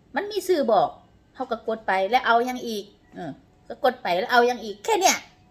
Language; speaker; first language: Thai; non-native, local second language; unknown